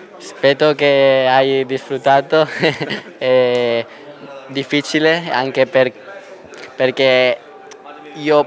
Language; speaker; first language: Italian; non-native, learner; Spanish